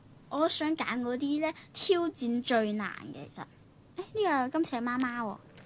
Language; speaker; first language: Chinese; native; Chinese